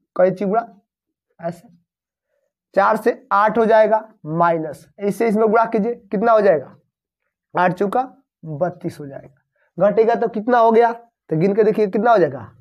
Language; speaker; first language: Hindi; native; Hindi